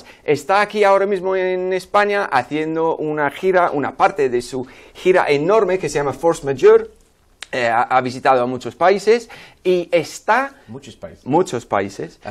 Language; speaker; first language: Spanish; non-native, fluent; English